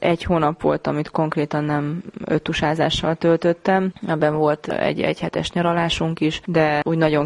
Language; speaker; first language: Hungarian; native; Hungarian